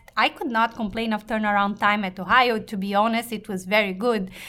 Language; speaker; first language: English; non-native, fluent; Portuguese